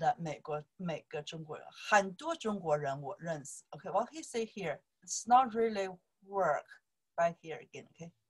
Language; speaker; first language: English; non-native, learner; Chinese